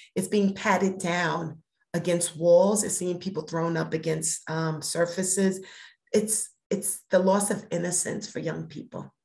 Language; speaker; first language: English; native; English